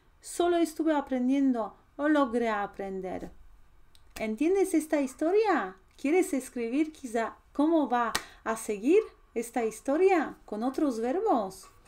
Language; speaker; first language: Spanish; non-native, fluent; Polish